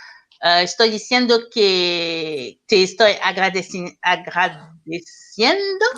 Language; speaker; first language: Spanish; non-native, learner; French